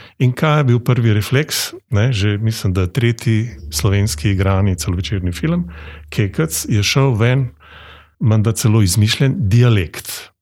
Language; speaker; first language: Slovenian; native; Slovenian